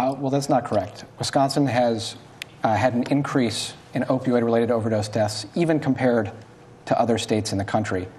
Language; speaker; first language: English; native; English